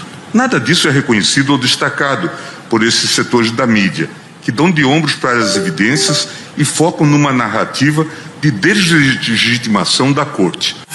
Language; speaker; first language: Portuguese; native; Portuguese